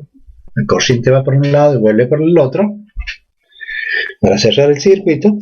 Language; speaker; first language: Spanish; native; Spanish